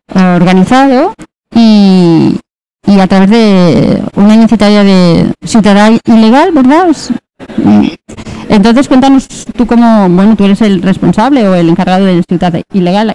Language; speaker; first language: Spanish; native; Spanish